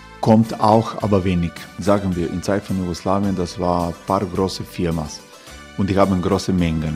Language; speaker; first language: German; non-native, learner; Croatian